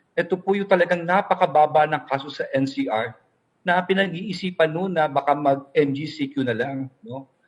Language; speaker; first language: Filipino; native; Filipino